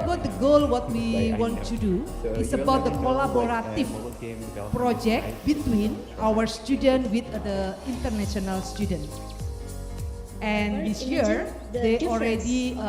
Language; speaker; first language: English; non-native, learner; Indonesian